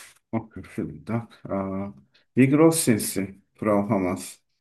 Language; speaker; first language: German; non-native, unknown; Turkish